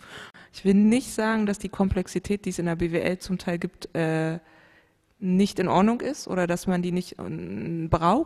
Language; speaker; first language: German; native; German